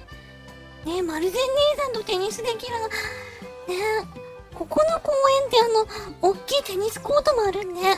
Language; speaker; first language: Japanese; native; Japanese